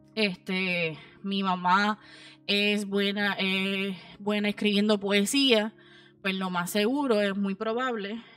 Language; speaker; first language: Spanish; native; Spanish